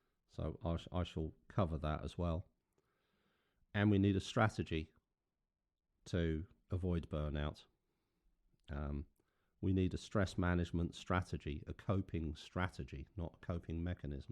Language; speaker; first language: English; native; English